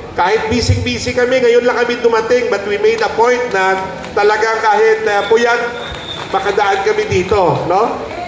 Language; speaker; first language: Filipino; non-native, local second language; Hiligaynon